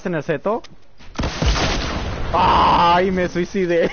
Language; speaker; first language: Spanish; native; Spanish